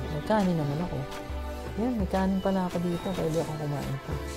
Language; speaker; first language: Filipino; native; Filipino